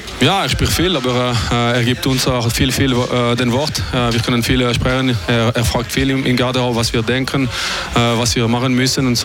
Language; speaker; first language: German; non-native, local second language; French